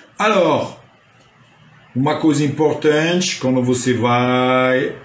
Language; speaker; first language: Portuguese; non-native, fluent; French